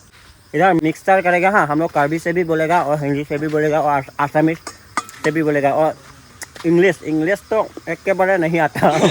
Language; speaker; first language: Hindi; non-native, local second language; Karbi